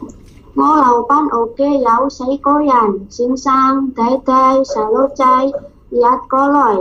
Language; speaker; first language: Cantonese; non-native, learner; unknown